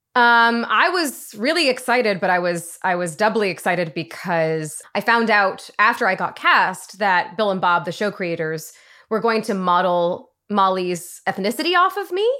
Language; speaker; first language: English; early bilingual, other home language; Thai